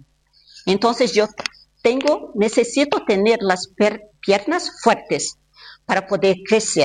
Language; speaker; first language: Spanish; non-native, fluent; Portuguese